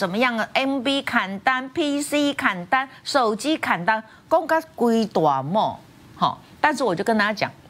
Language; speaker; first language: Chinese; native; Chinese